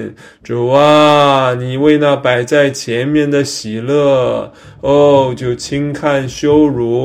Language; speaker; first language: Chinese; native; Chinese